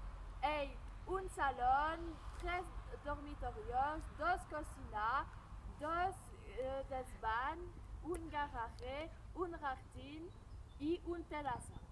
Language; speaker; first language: Spanish; non-native, learner; French